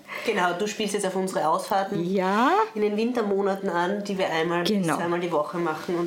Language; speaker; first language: German; native; German